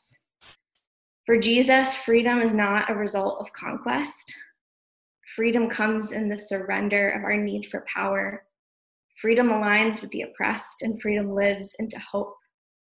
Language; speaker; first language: English; native; English